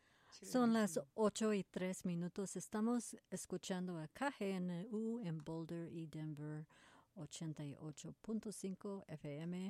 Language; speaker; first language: Spanish; early bilingual, heritage; Spanish